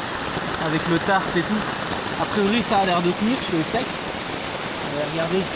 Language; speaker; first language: French; native; French